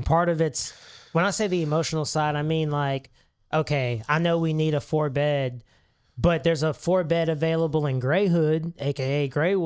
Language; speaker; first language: English; native; English